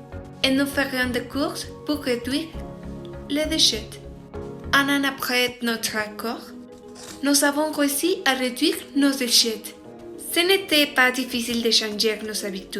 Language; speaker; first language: French; non-native, learner; Spanish